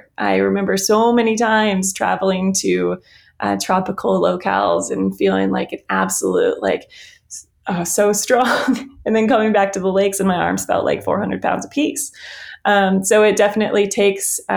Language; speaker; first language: English; native; English